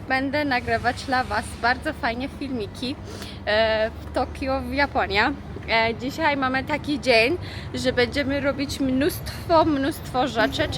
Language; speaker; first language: Polish; non-native, learner; Persian